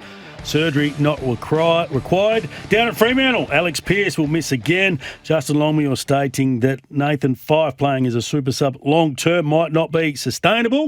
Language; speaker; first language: English; native; English